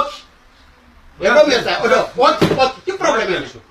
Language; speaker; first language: Greek; non-native, learner; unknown